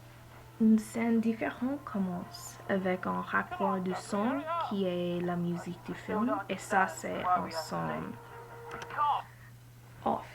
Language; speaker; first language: French; non-native, learner; English